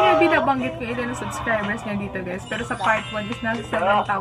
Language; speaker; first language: Filipino; native; Filipino